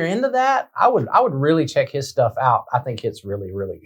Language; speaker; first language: English; native; English